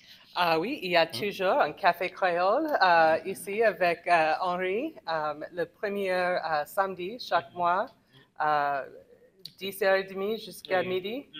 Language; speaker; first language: French; non-native, local second language; English